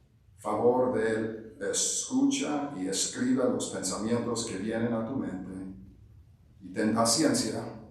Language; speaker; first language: Spanish; non-native, fluent; English